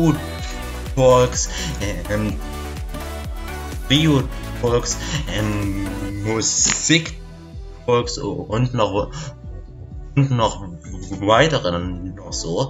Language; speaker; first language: German; native; German